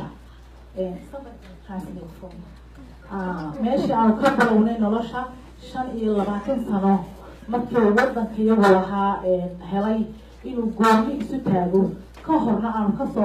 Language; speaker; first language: Somali; native; Somali